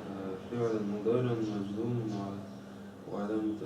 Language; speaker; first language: Arabic; non-native, learner; Chechen